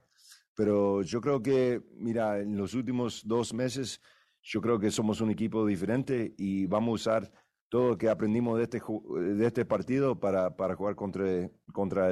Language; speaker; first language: Spanish; early bilingual, heritage; English